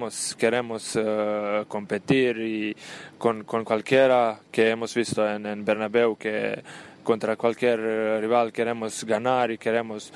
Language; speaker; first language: Spanish; non-native, learner; Serbian